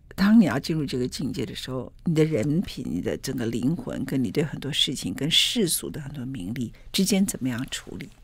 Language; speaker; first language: Chinese; native; Chinese